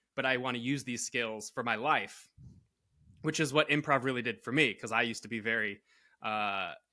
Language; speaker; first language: English; native; English